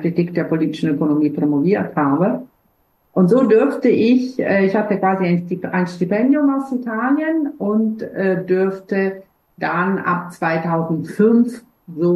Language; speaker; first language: German; non-native, fluent; Italian